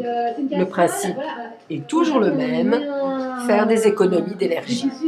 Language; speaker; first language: French; native; French